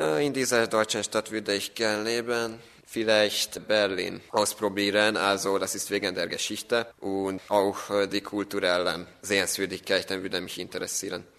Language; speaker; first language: German; non-native, fluent; Hungarian